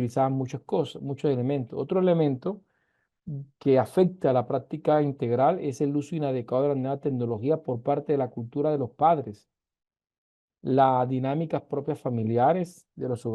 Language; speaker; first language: Spanish; native; Spanish